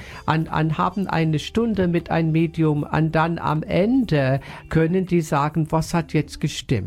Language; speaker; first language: German; non-native, fluent; English